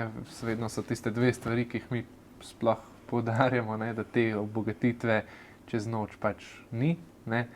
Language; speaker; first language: Slovenian; native; Slovenian